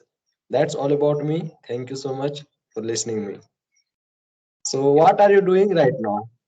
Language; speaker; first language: English; non-native, learner; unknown